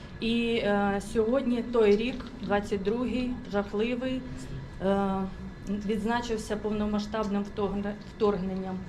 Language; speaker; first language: Ukrainian; non-native, local second language; Russian